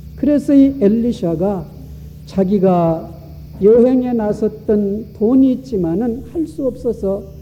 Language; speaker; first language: Korean; native; Korean